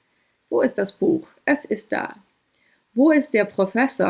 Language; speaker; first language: German; non-native, fluent; English